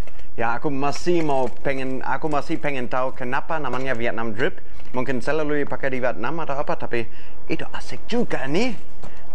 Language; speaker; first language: Indonesian; non-native, fluent; German